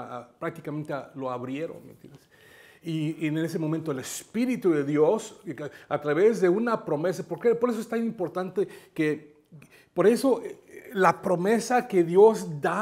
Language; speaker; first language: Spanish; native; Spanish